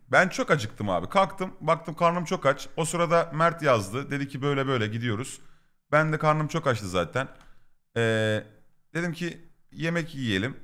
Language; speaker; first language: Turkish; native; Turkish